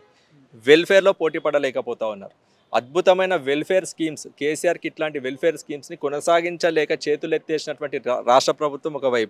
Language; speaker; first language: Telugu; native; Telugu